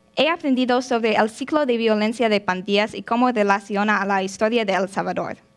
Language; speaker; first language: Spanish; non-native, fluent; English